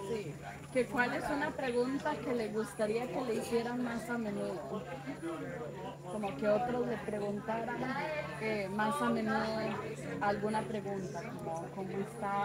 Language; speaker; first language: Spanish; native; Spanish